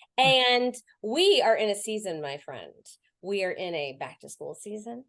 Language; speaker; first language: English; native; English